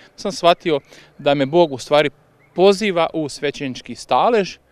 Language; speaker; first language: Croatian; native; Croatian